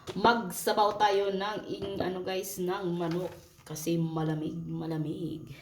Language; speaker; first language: Filipino; non-native, local second language; Hiligaynon